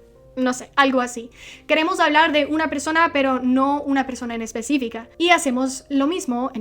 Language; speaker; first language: Spanish; non-native, fluent; English